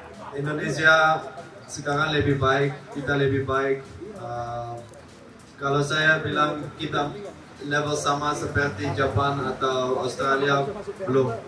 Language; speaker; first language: Indonesian; non-native, fluent; Dutch